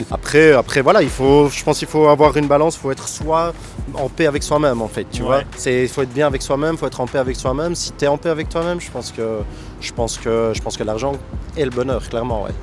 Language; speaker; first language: French; native; French